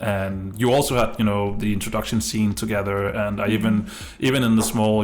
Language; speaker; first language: English; native; English